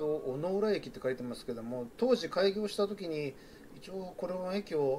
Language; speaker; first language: Japanese; native; Japanese